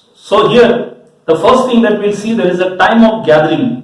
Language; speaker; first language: English; non-native, local second language; Malayalam